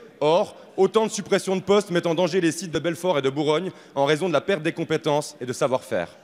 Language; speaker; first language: French; native; French